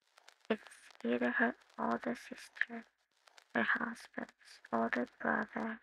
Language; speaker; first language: English; non-native, learner; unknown